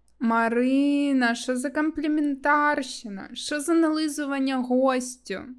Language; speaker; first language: Ukrainian; native; Ukrainian